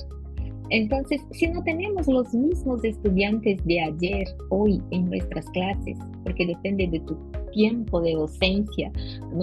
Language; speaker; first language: Spanish; non-native, fluent; Portuguese